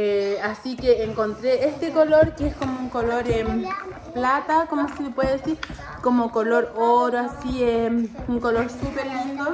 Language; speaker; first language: Spanish; native; Spanish